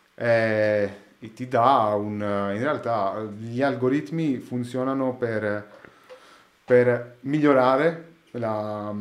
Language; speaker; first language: Italian; non-native, learner; Greek